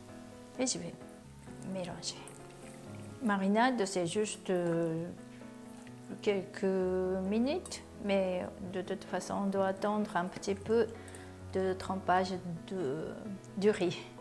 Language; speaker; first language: French; non-native, learner; Japanese